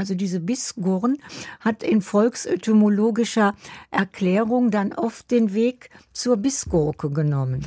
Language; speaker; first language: German; native; German